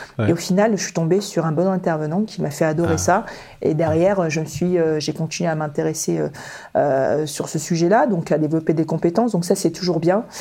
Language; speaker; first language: French; early bilingual, other home language; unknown